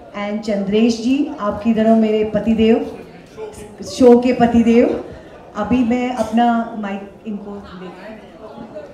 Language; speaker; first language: Hindi; native; Hindi